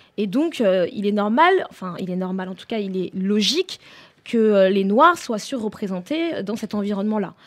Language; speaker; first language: French; native; French